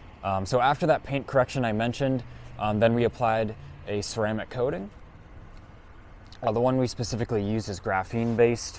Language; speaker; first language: English; native; English